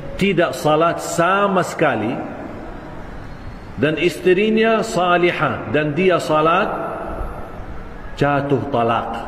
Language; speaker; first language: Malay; non-native, fluent; Arabic